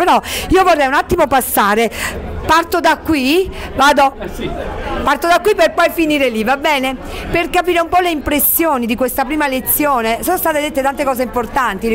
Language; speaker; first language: Italian; native; Italian